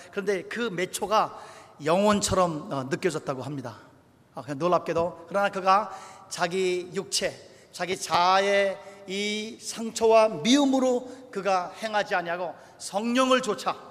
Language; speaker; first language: Korean; native; Korean